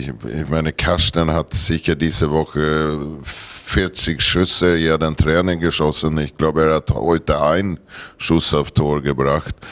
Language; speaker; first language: German; non-native, learner; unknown